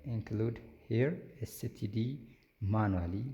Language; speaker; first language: English; non-native, local second language; Amharic